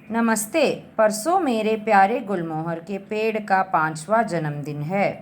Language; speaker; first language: Hindi; non-native, local second language; Malayalam